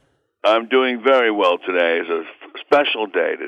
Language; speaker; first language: English; native; English